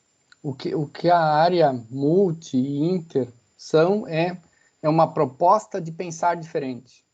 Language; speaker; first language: Portuguese; native; Portuguese